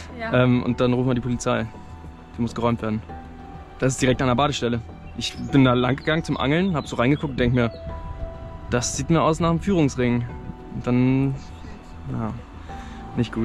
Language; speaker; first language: German; native; German